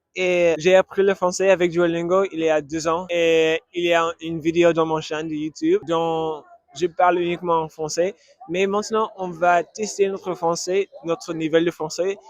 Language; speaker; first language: French; non-native, learner; English